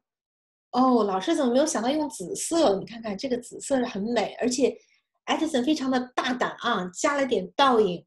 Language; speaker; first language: Chinese; native; Chinese